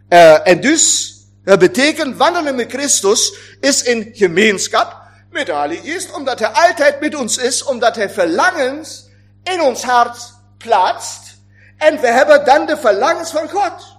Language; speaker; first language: Dutch; non-native, fluent; German